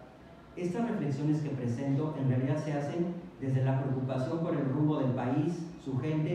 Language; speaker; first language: Spanish; native; Spanish